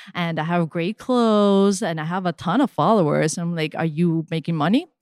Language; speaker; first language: English; early bilingual, other home language; Spanish